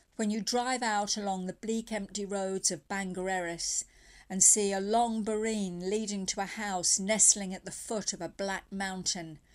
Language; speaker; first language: English; native; English